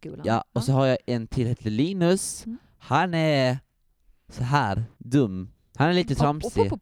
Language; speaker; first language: Swedish; early bilingual, other home language; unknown